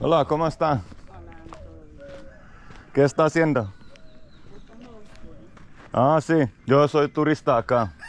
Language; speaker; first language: Spanish; non-native, learner; Finnish